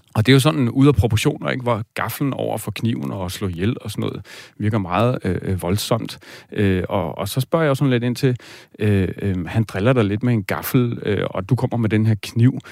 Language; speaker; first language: Danish; native; Danish